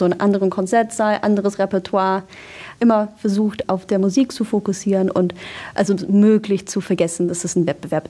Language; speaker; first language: German; non-native, fluent; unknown